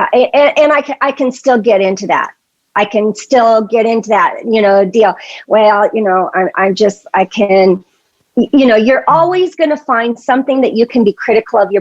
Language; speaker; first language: English; native; English